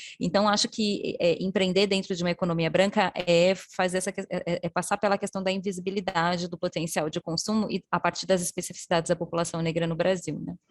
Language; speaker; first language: Portuguese; native; Portuguese